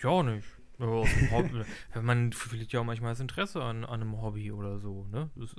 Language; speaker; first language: German; native; German